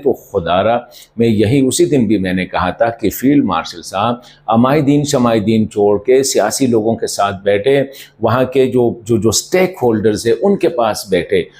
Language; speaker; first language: Urdu; non-native, local second language; Pashto